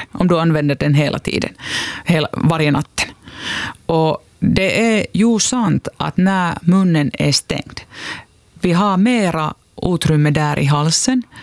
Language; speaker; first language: Swedish; non-native, local second language; Finnish